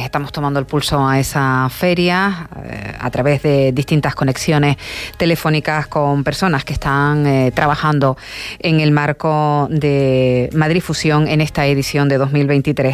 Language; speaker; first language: Spanish; native; Spanish